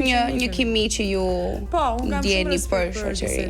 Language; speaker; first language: Albanian; native; Albanian